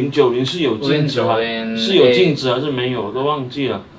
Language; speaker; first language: Chinese; native; Chinese